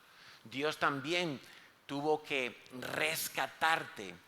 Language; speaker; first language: Spanish; native; Spanish